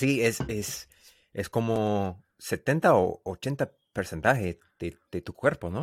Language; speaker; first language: Spanish; non-native, learner; English